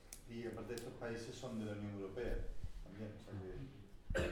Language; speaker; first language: Spanish; native; Spanish